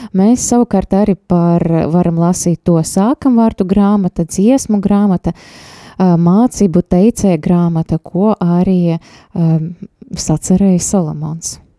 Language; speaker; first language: Latvian; non-native, local second language; Russian